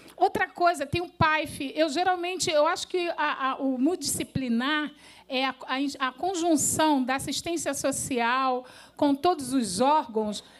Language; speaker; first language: Portuguese; native; Portuguese